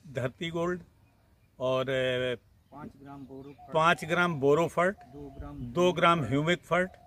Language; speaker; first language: Hindi; native; Hindi